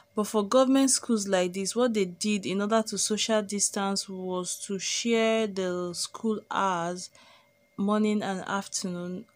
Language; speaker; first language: English; non-native, local second language; Igbo